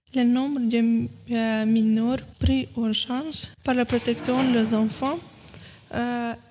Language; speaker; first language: French; non-native, fluent; Romanian